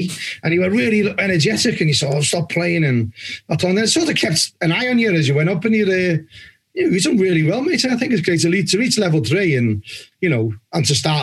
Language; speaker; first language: English; native; English